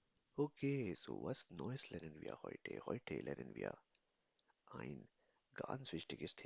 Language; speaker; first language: German; non-native, fluent; Urdu